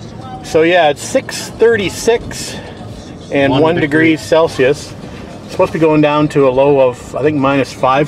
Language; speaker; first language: English; native; English